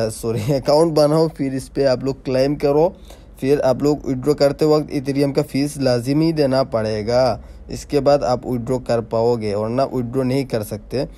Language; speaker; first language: Hindi; native; Hindi